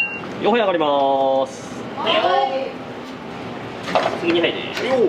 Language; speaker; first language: Japanese; native; Japanese